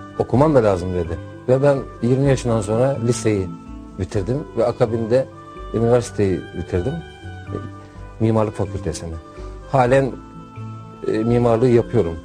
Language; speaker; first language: Turkish; native; Turkish